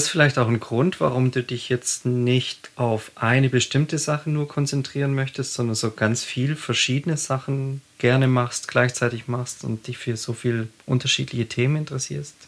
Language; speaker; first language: German; native; German